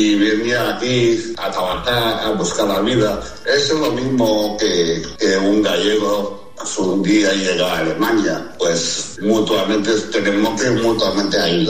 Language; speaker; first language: Spanish; non-native, fluent; Chinese